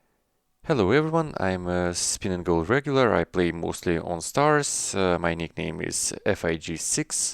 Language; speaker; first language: English; non-native, fluent; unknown